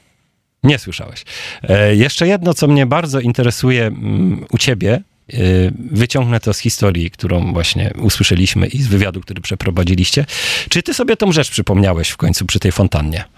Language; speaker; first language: Polish; native; Polish